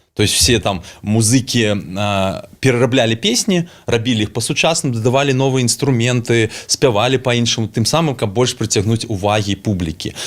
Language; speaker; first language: Belarusian; native; Belarusian